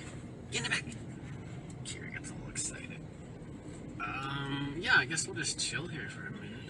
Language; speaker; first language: English; native; English